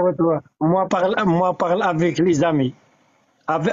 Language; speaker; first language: French; non-native, learner; Arabic